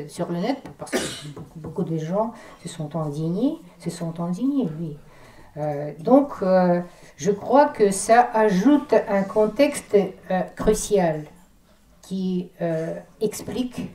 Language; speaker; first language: French; non-native, fluent; Russian